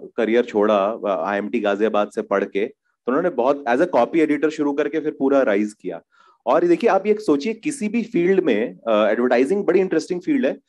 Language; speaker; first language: Hindi; native; Hindi